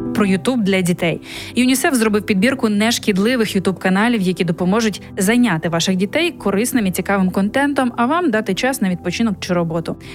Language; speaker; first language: Ukrainian; native; Ukrainian